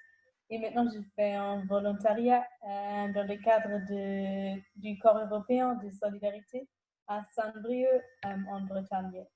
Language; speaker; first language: French; non-native, fluent; German